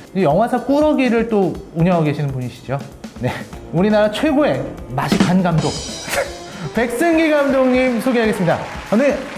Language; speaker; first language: Korean; native; Korean